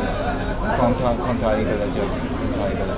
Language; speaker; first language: French; non-native, learner; Korean